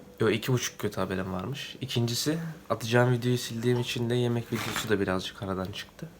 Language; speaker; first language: Turkish; native; Turkish